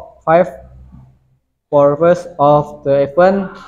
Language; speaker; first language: English; non-native, learner; Indonesian